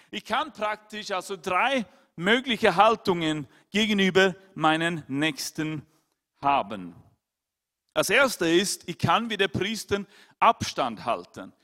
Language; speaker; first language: German; non-native, fluent; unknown